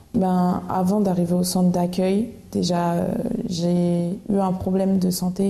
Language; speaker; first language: French; native; French